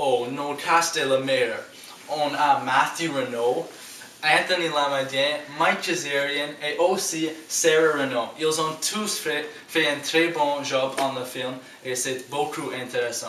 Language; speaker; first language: French; non-native, learner; English